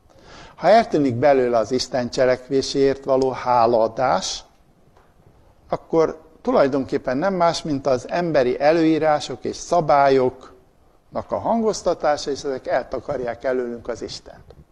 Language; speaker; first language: Hungarian; native; Hungarian